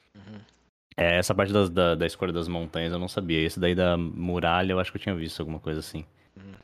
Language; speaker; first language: Portuguese; native; Portuguese